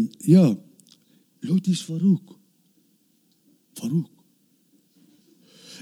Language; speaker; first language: German; non-native, learner; Turkish